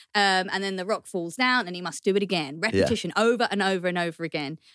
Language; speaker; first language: English; native; English